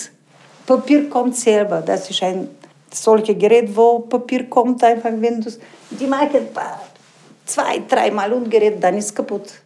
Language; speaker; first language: German; non-native, learner; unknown